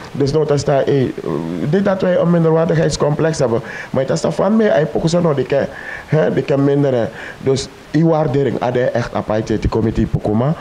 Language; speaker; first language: Dutch; non-native, local second language; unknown